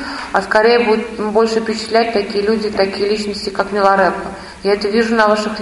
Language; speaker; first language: Russian; native; Russian